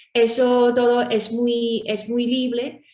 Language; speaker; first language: Spanish; non-native, learner; Chinese